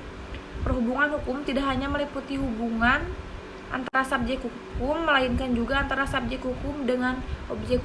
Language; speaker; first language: Indonesian; native; Indonesian